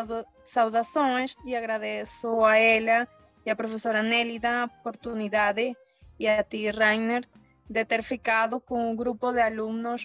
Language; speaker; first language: Portuguese; early bilingual, heritage; Spanish